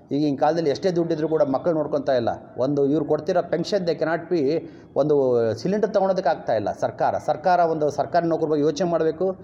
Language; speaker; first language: Kannada; native; Kannada